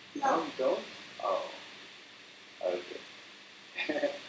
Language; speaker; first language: English; non-native, learner; Chinese